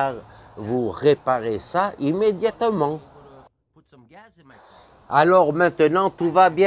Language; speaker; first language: French; non-native, fluent; English